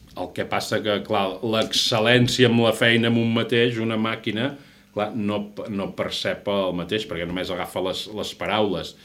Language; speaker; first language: Catalan; native; Catalan